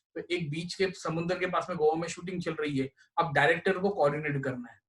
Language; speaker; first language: Hindi; non-native, local second language; Marathi